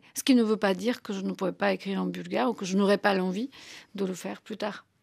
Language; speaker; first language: French; non-native, fluent; Bulgarian